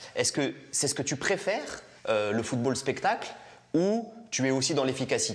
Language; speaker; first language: French; native; French